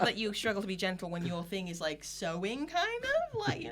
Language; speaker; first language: English; native; English